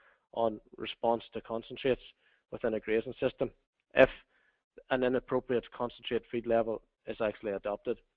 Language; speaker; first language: English; native; English